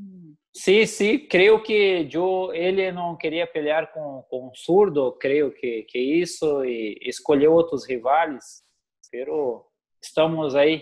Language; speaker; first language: Spanish; non-native, learner; Portuguese